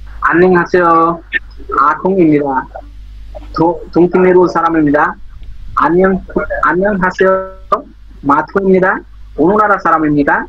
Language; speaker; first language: Korean; non-native, learner; Bangla